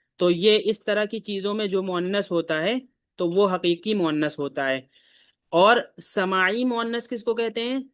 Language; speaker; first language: Urdu; native; Urdu